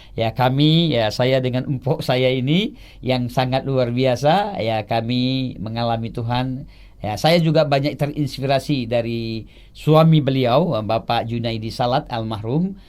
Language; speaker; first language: Indonesian; non-native, local second language; Achinese